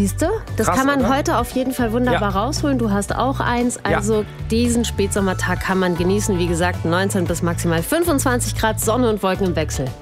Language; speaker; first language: German; native; German